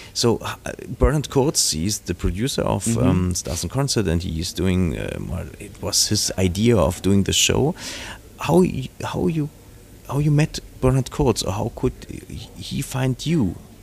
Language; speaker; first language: English; non-native, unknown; German